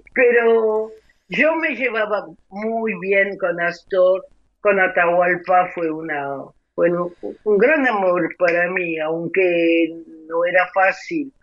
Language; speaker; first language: Spanish; non-native, fluent; French